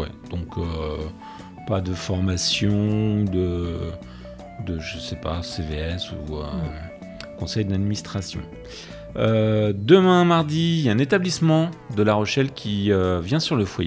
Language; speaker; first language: French; native; French